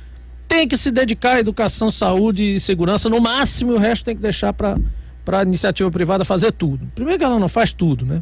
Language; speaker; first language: Portuguese; native; Portuguese